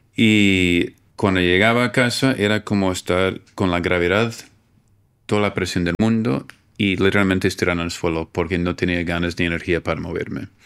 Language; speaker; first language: Spanish; non-native, fluent; English